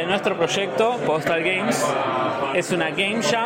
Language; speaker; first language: Spanish; native; Spanish